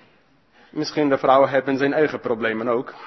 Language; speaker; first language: Dutch; non-native, fluent; English